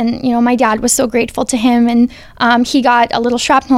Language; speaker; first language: English; early bilingual, other home language; Bosnian